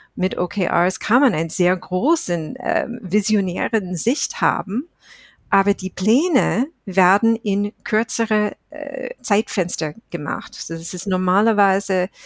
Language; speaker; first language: German; non-native, fluent; English